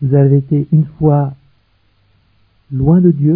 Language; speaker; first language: French; native; French